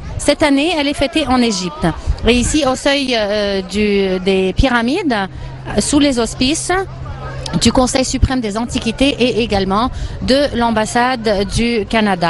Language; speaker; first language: French; non-native, fluent; Arabic